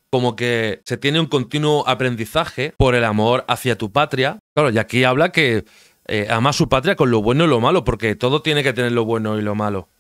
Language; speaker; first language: Spanish; native; Spanish